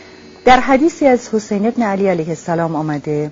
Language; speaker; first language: Persian; native; Persian